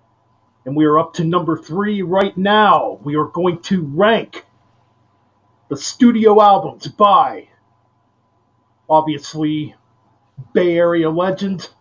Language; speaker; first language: English; native; English